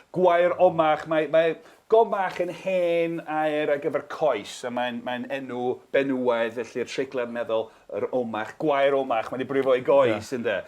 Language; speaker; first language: Welsh; non-native, fluent; English